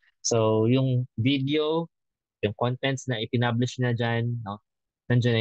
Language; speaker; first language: Filipino; native; Filipino